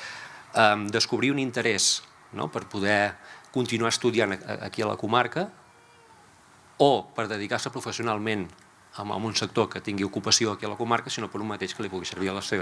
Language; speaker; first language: Catalan; native; Catalan